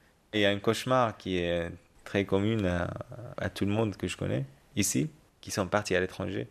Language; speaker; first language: French; non-native, fluent; Arabic